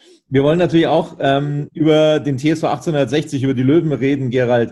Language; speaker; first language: German; native; German